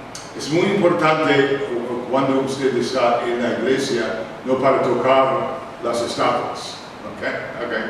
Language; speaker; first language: Spanish; non-native, learner; English